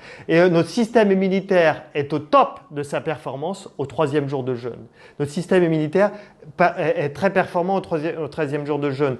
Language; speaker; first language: French; native; French